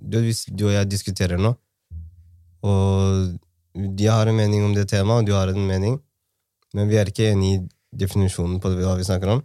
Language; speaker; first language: Norwegian; early bilingual, other home language; Somali